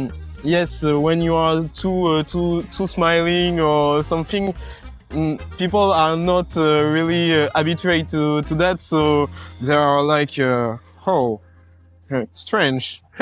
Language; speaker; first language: English; non-native, learner; French